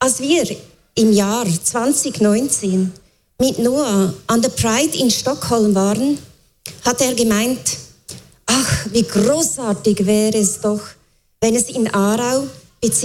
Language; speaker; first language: German; native; German